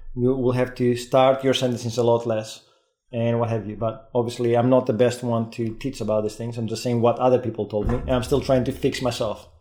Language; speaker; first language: English; non-native, fluent; Greek